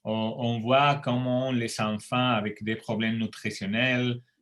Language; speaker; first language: French; non-native, fluent; Spanish